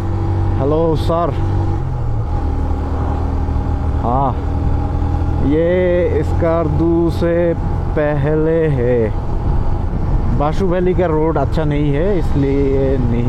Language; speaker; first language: Hindi; non-native, learner; Bangla